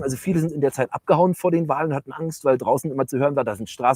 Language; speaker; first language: German; native; German